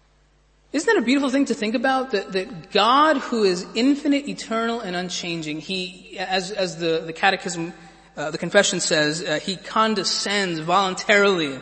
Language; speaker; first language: English; native; English